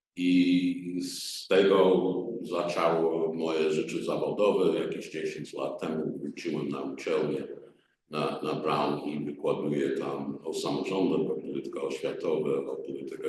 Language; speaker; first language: Polish; non-native, learner; English